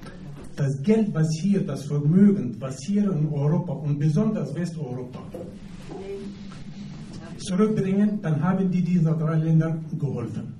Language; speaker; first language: German; non-native, fluent; Arabic